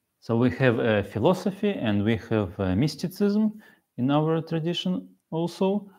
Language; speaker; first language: English; non-native, fluent; Russian